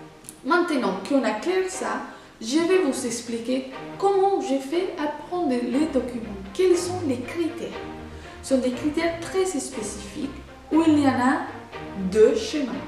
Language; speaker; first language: French; non-native, fluent; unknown